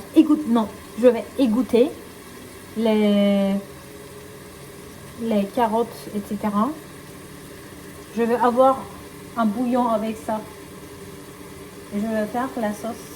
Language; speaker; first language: French; non-native, learner; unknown